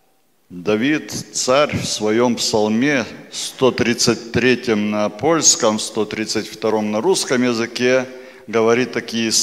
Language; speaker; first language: Polish; non-native, learner; Russian